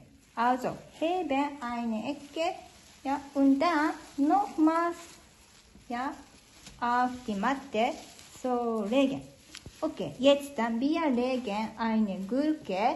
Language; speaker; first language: German; non-native, learner; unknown